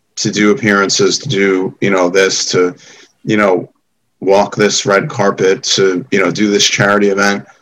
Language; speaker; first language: English; native; English